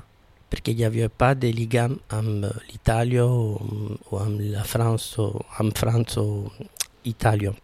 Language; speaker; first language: French; non-native, fluent; Italian